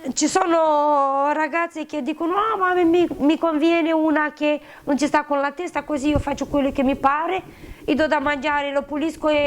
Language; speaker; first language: Italian; non-native, fluent; Romanian